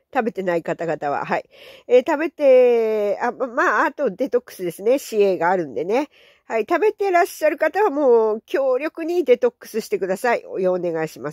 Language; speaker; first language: Japanese; native; Japanese